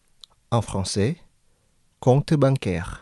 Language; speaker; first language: French; non-native, fluent; Indonesian